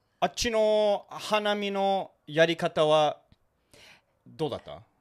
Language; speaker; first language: Japanese; non-native, fluent; English